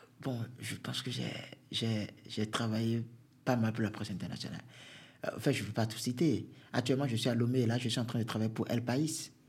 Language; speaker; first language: French; non-native, local second language; Fon